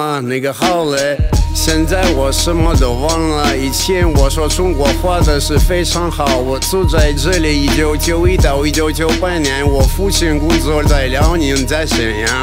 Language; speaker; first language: Chinese; non-native, learner; Russian